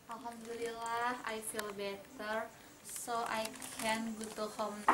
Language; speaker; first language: English; non-native, learner; Indonesian